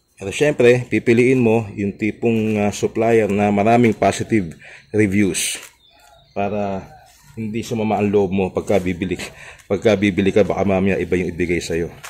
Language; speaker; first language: Filipino; native; Filipino